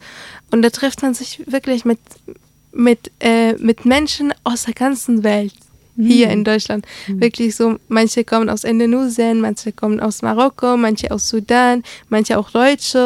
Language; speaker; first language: German; early bilingual, other home language; Arabic